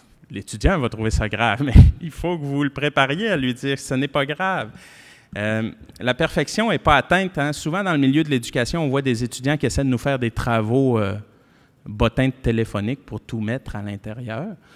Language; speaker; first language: French; native; French